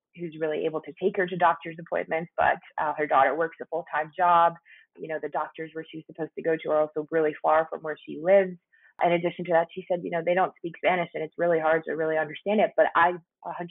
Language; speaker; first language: English; early bilingual, other home language; Spanish